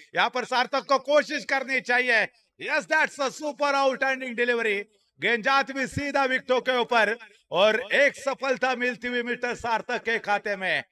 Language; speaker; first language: Hindi; non-native, local second language; Marathi